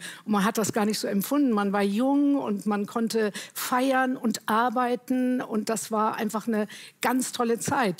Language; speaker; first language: German; native; German